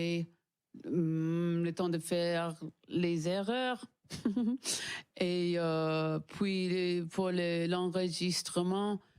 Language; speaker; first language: French; non-native, learner; English